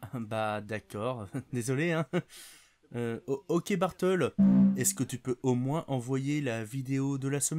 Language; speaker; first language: French; native; French